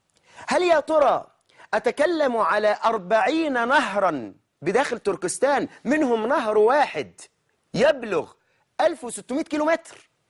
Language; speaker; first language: Arabic; native; Arabic